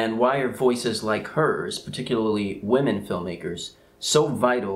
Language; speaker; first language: English; native; English